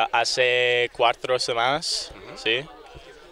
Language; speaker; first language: Spanish; non-native, learner; English